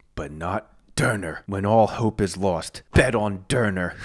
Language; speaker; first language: English; native; English